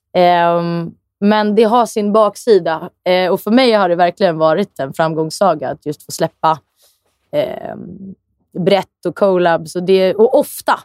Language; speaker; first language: Swedish; native; Swedish